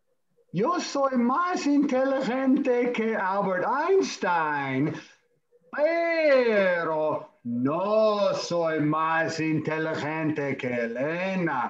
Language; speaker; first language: Spanish; non-native, fluent; English